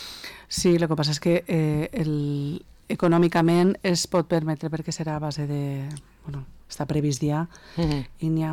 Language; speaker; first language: Catalan; native; Catalan